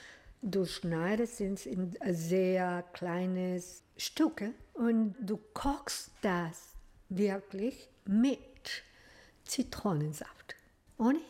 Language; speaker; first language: German; non-native, learner; Spanish